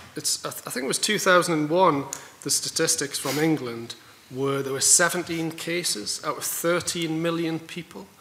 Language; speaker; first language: English; native; English